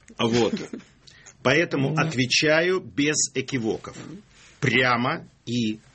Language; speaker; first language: Russian; native; Russian